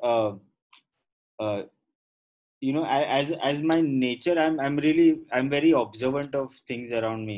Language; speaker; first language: English; non-native, local second language; Gujarati